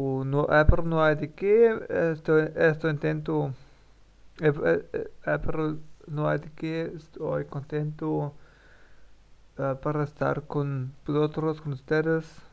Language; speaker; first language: Spanish; non-native, learner; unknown